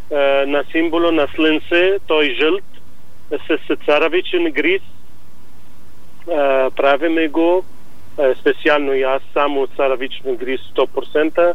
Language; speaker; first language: Bulgarian; non-native, learner; Arabic